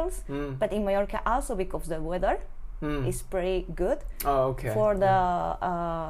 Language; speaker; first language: English; non-native, learner; Spanish